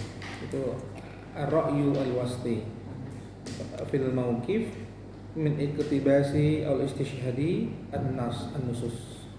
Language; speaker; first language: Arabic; non-native, fluent; Indonesian